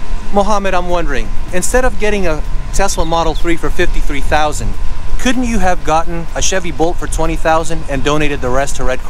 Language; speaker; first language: English; native; English